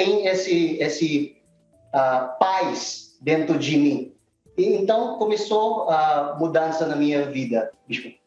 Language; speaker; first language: Portuguese; non-native, learner; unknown